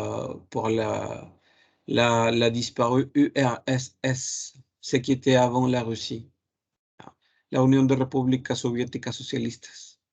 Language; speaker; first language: French; non-native, fluent; Spanish